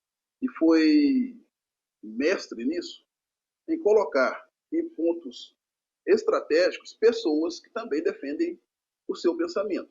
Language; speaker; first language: Portuguese; native; Portuguese